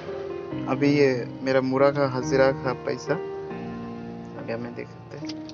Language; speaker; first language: Hindi; non-native, local second language; Adi